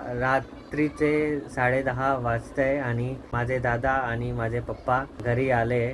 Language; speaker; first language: Marathi; non-native, local second language; Hindi